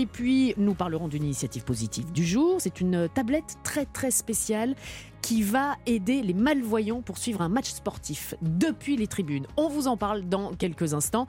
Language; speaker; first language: French; native; French